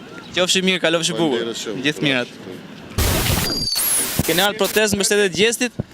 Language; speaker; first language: Albanian; native; Albanian